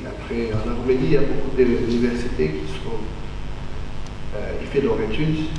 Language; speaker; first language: French; non-native, fluent; Armenian